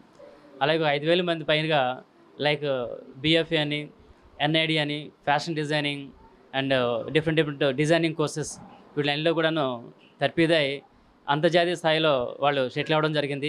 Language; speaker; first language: Telugu; native; Telugu